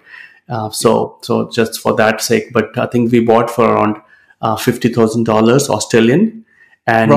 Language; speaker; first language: English; non-native, local second language; Hindi